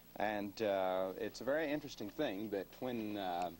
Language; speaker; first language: English; native; English